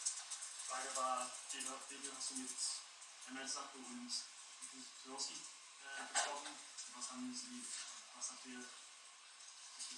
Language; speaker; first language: German; non-native, fluent; English